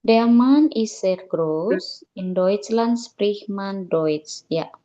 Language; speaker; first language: German; non-native, learner; Indonesian